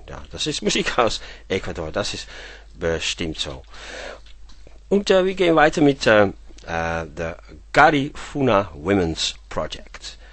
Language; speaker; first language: German; non-native, fluent; Dutch